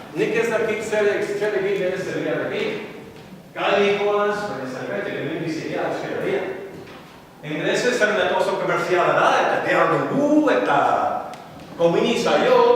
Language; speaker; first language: Basque; non-native, fluent; Irish